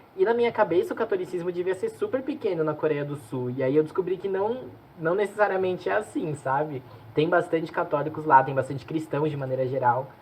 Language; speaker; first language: Portuguese; native; Portuguese